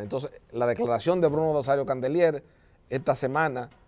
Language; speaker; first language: Spanish; native; Spanish